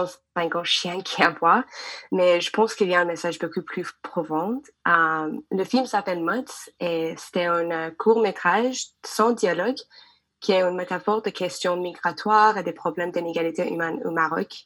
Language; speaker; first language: French; non-native, learner; English